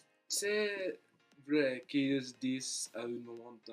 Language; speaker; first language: French; non-native, learner; English